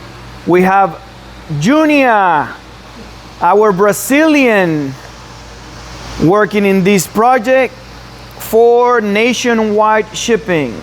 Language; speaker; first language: English; non-native, fluent; Spanish